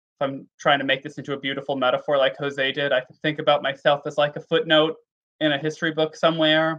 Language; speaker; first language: English; native; English